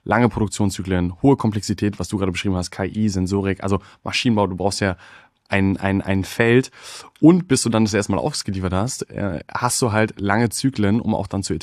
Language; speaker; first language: German; native; German